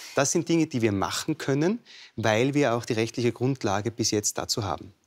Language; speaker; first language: German; native; German